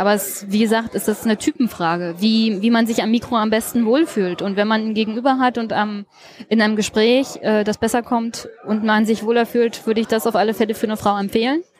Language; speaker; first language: German; native; German